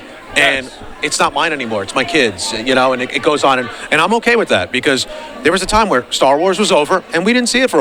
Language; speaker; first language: English; native; English